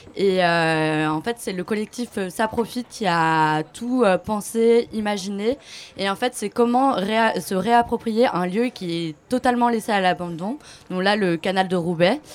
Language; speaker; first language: French; native; French